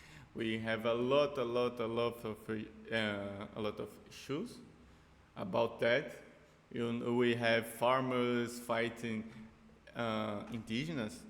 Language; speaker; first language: English; non-native, fluent; Portuguese